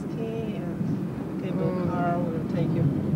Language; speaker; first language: English; non-native, learner; Polish